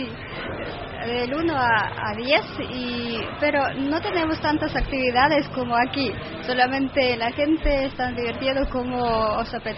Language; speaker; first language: Spanish; non-native, learner; Russian